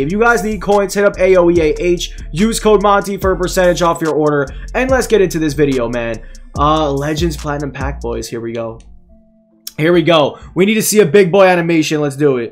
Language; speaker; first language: English; native; English